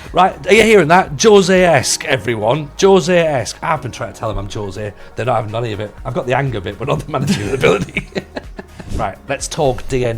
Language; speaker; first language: English; native; English